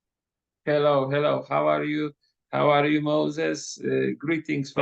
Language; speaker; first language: English; non-native, fluent; Polish